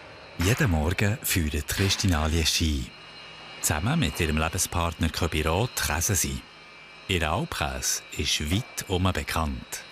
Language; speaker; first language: German; native; German